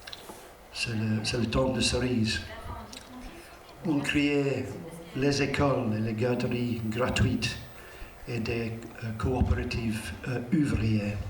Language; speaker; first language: French; non-native, learner; English